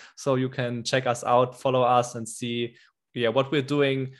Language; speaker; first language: English; non-native, fluent; German